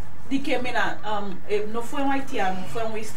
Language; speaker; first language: Spanish; non-native, learner; Haitian Creole